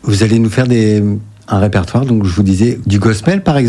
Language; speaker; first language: French; native; French